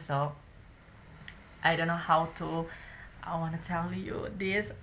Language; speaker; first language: English; non-native, learner; Indonesian